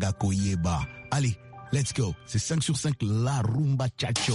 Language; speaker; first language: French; non-native, local second language; Lingala